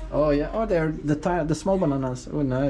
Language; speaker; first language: English; non-native, fluent; Dutch